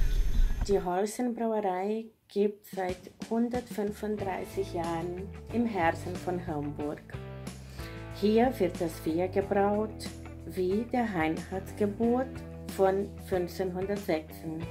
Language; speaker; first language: German; non-native, learner; Portuguese